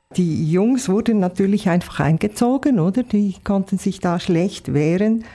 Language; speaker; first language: German; native; German